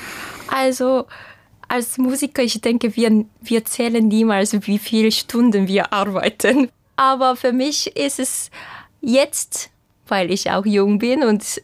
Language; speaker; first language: German; non-native, fluent; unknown